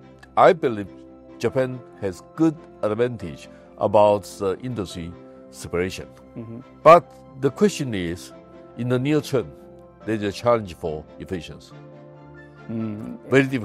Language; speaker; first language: English; non-native, fluent; Chinese